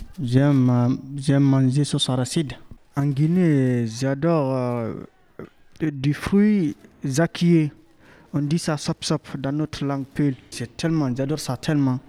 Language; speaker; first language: French; non-native, local second language; Fula